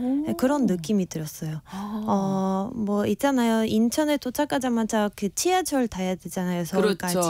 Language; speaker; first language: Korean; non-native, fluent; Spanish